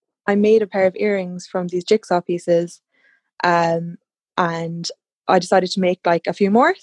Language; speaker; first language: English; native; English